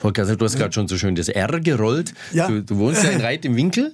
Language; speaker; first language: German; native; German